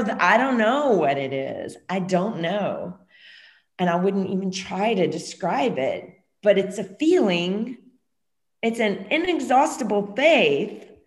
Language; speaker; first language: English; native; English